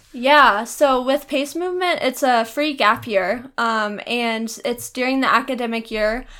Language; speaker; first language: English; native; English